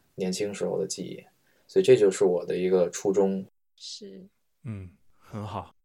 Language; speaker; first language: Chinese; non-native, local second language; Min Nan Chinese